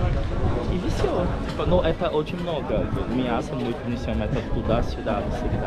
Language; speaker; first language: Russian; non-native, learner; Portuguese